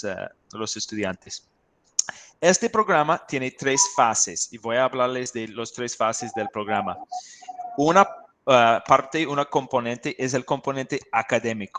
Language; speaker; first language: Spanish; non-native, fluent; English